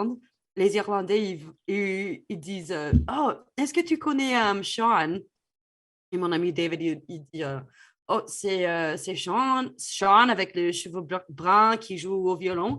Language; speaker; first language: French; non-native, fluent; English